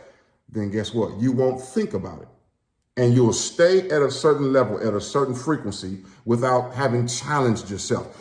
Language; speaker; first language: English; native; English